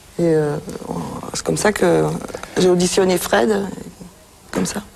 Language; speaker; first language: French; native; French